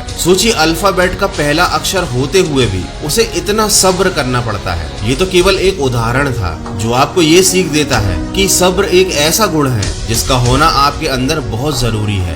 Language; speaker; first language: Hindi; native; Hindi